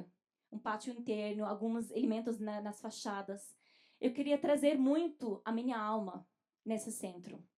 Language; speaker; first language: Portuguese; non-native, fluent; Arabic